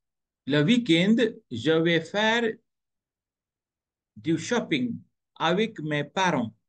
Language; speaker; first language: French; non-native, fluent; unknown